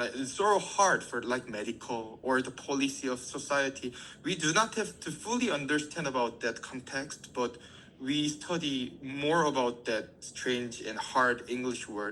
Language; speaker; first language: English; non-native, learner; Korean